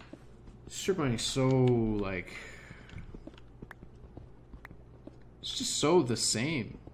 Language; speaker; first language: English; native; English